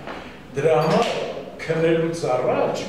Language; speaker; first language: Armenian; non-native, local second language; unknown